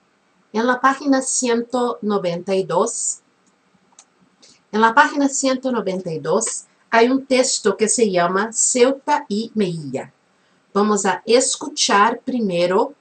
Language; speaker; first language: Spanish; non-native, fluent; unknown